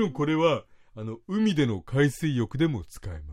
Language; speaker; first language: Japanese; native; Japanese